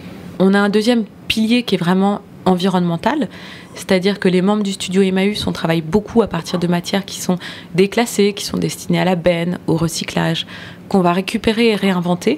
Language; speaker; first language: French; native; French